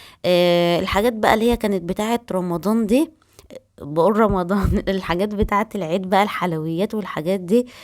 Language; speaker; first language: Arabic; native; Arabic